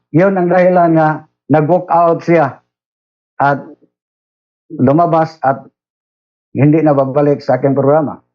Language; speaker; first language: Filipino; non-native, local second language; Cebuano